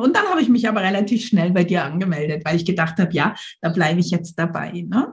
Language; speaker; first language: German; native; German